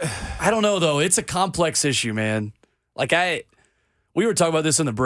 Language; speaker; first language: English; native; English